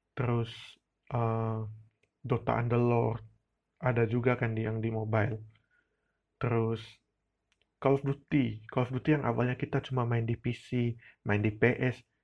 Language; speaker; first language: Indonesian; non-native, local second language; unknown